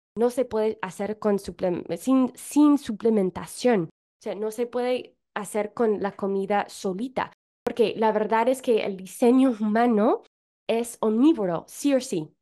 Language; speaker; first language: Spanish; non-native, fluent; English